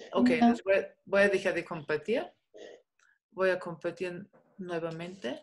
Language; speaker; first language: Spanish; non-native, fluent; German